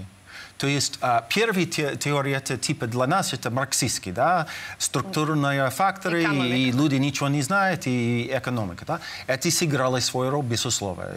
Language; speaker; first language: Russian; non-native, fluent; English